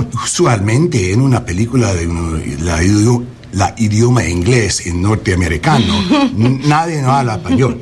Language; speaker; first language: Spanish; early bilingual, heritage; English